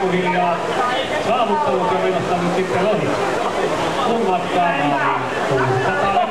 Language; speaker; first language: Finnish; native; Finnish